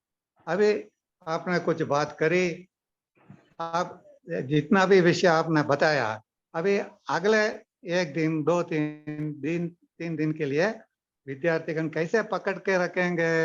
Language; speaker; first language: Hindi; non-native, local second language; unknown